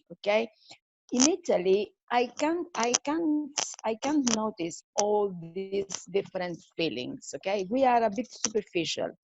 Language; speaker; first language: English; non-native, fluent; Italian